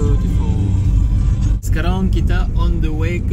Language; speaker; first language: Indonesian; non-native, fluent; French